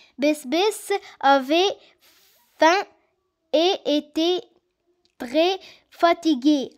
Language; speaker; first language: French; non-native, learner; Arabic